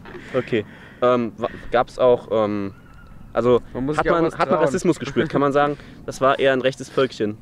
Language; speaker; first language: German; native; German